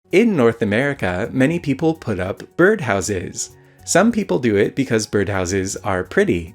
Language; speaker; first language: English; native; English